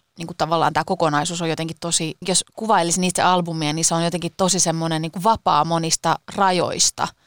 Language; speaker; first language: Finnish; early bilingual, other home language; Persian